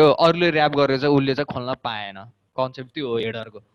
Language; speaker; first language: Nepali; native; Nepali